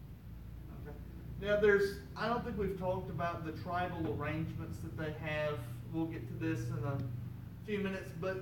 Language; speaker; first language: English; native; English